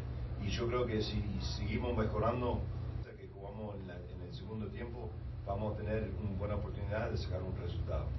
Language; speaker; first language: Spanish; early bilingual, heritage; Spanish